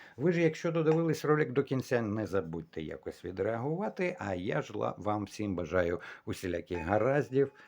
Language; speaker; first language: Ukrainian; non-native, local second language; Russian